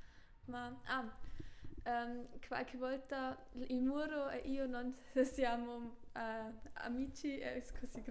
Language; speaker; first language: Italian; non-native, learner; German